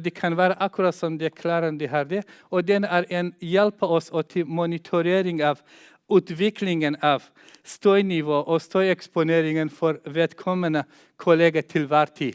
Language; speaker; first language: Norwegian; non-native, fluent; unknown